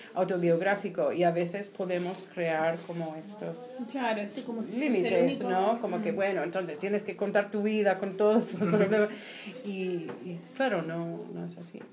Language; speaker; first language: Spanish; non-native, fluent; English